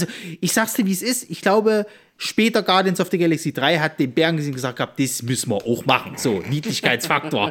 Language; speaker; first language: German; native; German